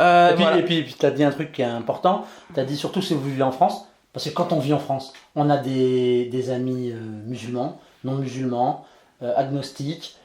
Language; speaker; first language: French; native; French